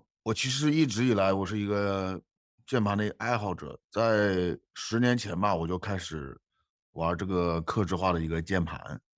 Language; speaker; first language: Chinese; native; Chinese